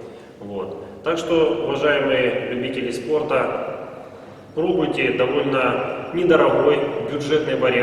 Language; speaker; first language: Russian; native; Russian